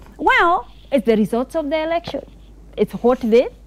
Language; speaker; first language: English; non-native, local second language; Kikuyu